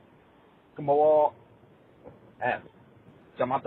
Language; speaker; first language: Japanese; non-native, learner; Portuguese